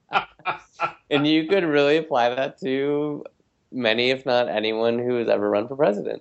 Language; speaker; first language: English; native; English